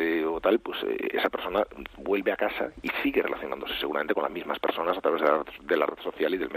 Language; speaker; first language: Spanish; native; Spanish